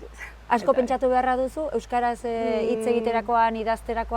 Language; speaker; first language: Basque; native; Basque